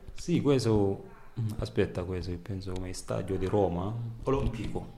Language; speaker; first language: Italian; non-native, learner; Wolof